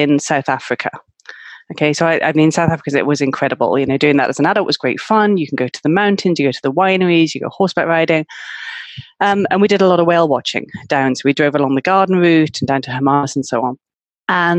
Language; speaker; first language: English; native; English